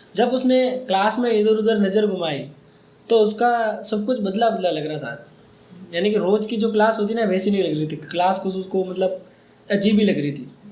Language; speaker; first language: Hindi; native; Hindi